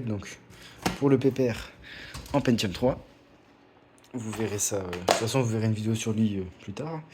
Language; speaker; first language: French; native; French